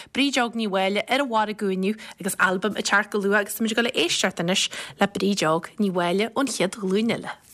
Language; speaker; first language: Irish; native; Irish